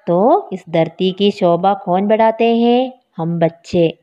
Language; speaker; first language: Hindi; non-native, local second language; Malayalam